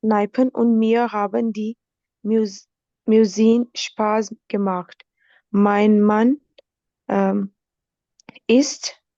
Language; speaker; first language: German; non-native, learner; Urdu